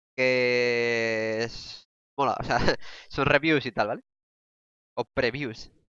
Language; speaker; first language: Spanish; native; Spanish